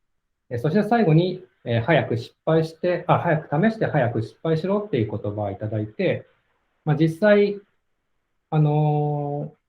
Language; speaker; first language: Japanese; native; Japanese